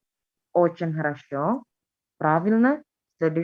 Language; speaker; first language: Russian; non-native, fluent; Indonesian